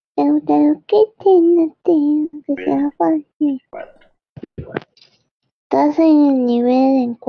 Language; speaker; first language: Spanish; native; Spanish